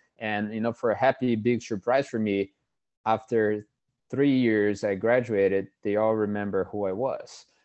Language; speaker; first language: English; non-native, fluent; Portuguese